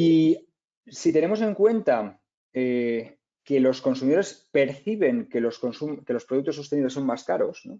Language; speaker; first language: Spanish; native; Spanish